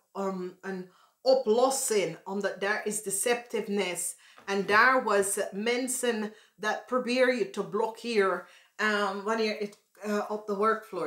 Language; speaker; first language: Dutch; non-native, learner; English